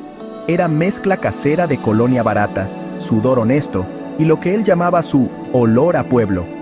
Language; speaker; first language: Spanish; native; Spanish